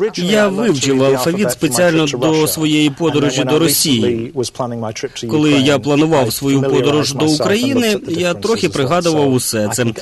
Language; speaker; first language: Ukrainian; non-native, fluent; English